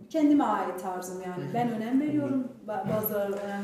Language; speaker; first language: Turkish; non-native, fluent; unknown